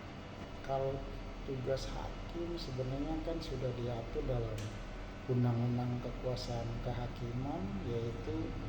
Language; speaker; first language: Indonesian; native; Indonesian